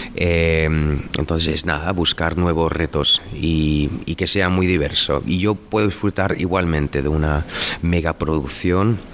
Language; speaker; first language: Spanish; non-native, fluent; German